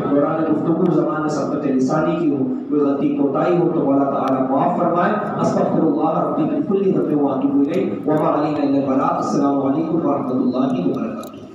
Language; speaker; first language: Urdu; native; Urdu